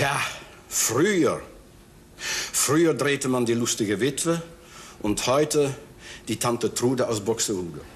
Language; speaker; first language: German; non-native, fluent; Dutch